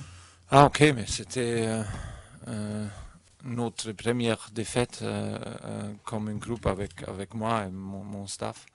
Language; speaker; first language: French; non-native, fluent; German